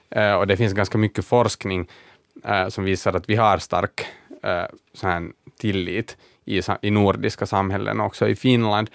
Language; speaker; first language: Swedish; native; Swedish